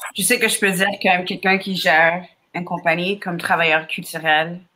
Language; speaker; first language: French; non-native, fluent; English